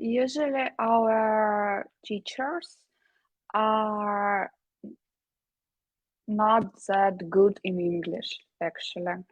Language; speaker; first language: English; non-native, learner; Ukrainian